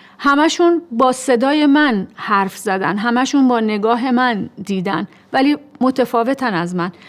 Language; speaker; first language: Persian; native; Persian